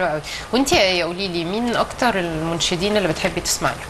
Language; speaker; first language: Arabic; native; Arabic